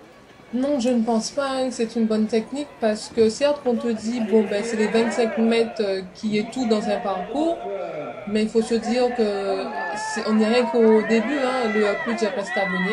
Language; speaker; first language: French; native; French